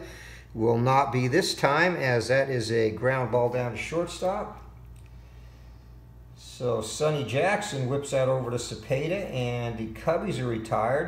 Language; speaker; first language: English; native; English